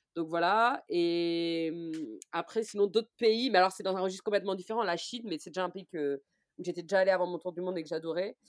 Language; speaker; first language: French; native; French